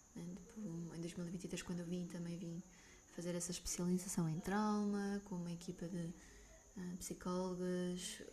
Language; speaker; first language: Portuguese; native; Portuguese